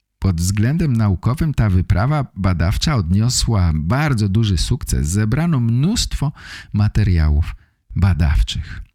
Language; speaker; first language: Polish; native; Polish